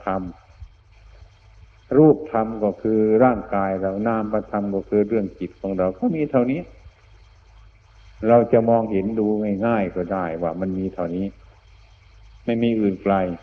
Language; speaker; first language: Thai; native; Thai